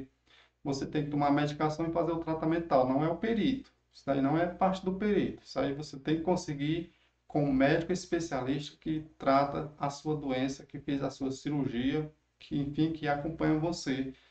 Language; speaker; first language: Portuguese; native; Portuguese